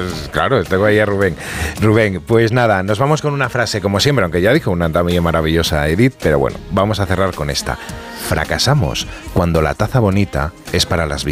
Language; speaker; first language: Spanish; native; Spanish